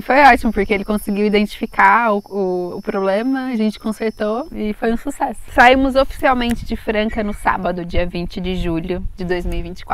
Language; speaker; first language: Portuguese; native; Portuguese